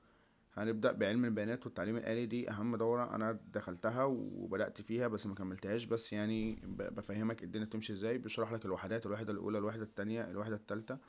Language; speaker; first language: Arabic; native; Arabic